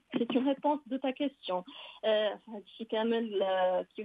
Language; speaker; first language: French; non-native, local second language; Arabic